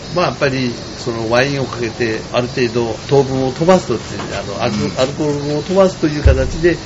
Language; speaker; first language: Japanese; native; Japanese